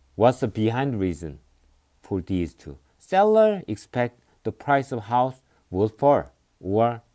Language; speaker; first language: English; non-native, fluent; Korean